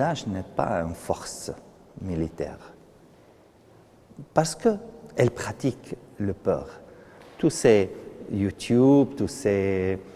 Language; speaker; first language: French; non-native, fluent; Arabic